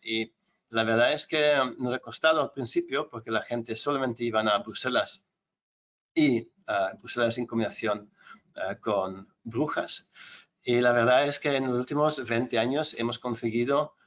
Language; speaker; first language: Spanish; non-native, fluent; Dutch